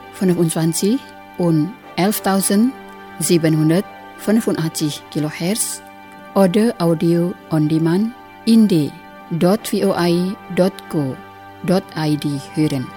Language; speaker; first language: German; non-native, fluent; Indonesian